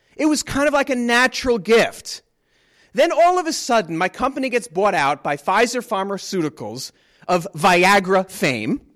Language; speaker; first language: English; native; English